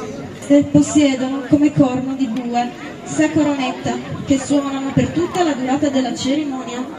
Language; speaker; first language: Italian; native; Italian